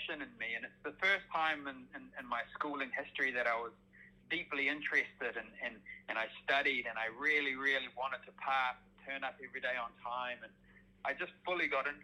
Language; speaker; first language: English; native; English